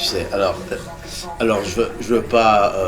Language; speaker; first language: French; early bilingual, heritage; English